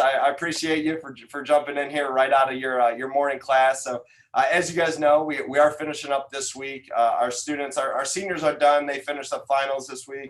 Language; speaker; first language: English; native; English